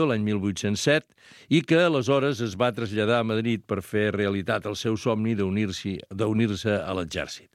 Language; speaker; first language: Catalan; native; Catalan